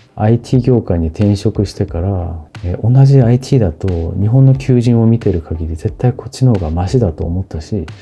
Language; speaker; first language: Japanese; non-native, fluent; Korean